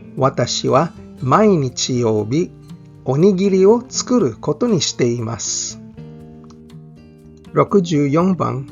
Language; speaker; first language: Japanese; non-native, fluent; English